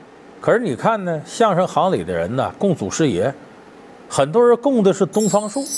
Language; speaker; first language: Chinese; native; Chinese